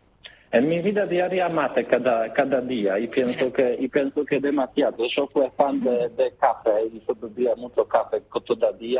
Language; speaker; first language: Spanish; non-native, learner; Polish